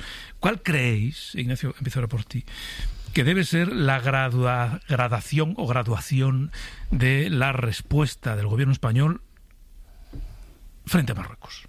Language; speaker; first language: Spanish; native; Spanish